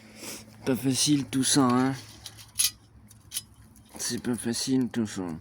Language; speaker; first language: French; native; French